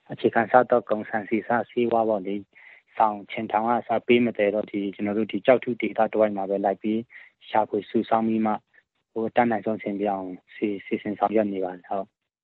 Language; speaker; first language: Burmese; non-native, local second language; Hakha Chin